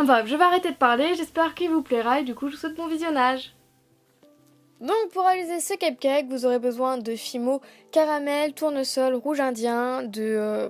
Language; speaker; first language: French; native; French